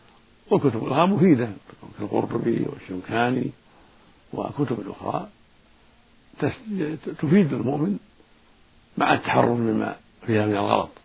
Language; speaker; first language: Arabic; native; Arabic